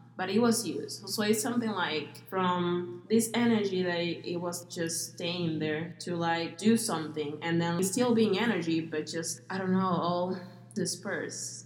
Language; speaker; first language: English; non-native, local second language; Spanish